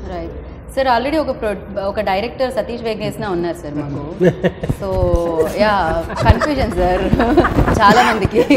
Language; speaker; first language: Telugu; native; Telugu